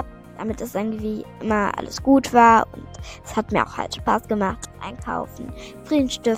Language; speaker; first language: German; native; German